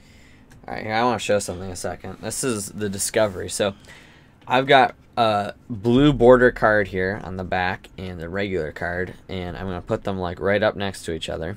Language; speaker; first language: English; native; English